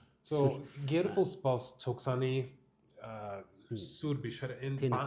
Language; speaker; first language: Mongolian; non-native, learner; English